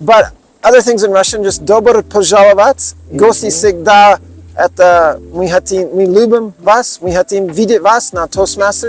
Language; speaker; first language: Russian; non-native, learner; English